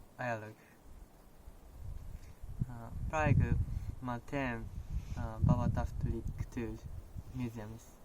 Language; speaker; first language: Estonian; non-native, learner; Japanese